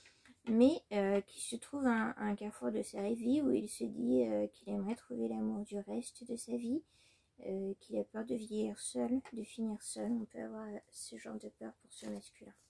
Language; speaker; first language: French; native; French